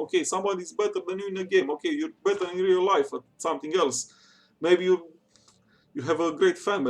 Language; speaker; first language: English; non-native, fluent; Romanian